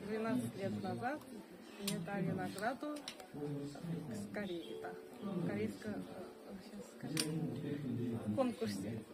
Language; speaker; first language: Russian; non-native, fluent; Korean